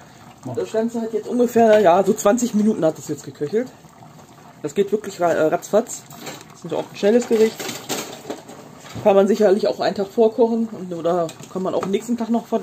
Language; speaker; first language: German; native; German